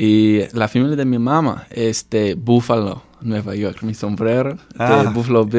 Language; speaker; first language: Spanish; non-native, learner; English